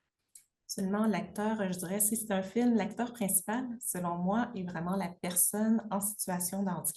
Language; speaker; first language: French; native; French